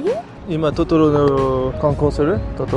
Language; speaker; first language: Japanese; non-native, learner; French